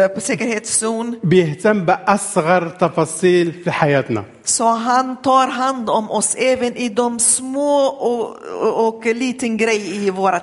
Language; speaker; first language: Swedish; non-native, fluent; Arabic